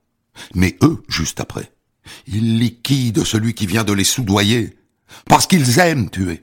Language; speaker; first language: French; native; French